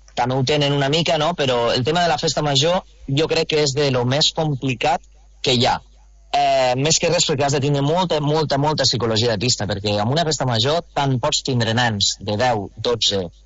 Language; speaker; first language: Catalan; native; Catalan